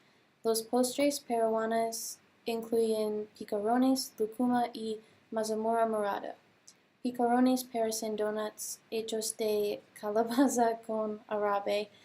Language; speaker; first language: Spanish; non-native, learner; English